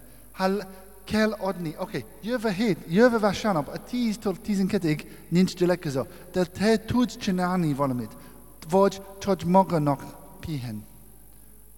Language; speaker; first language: Hungarian; non-native, learner; English